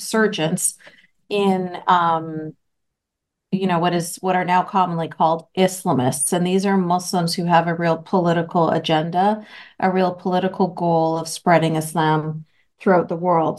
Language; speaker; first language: English; native; English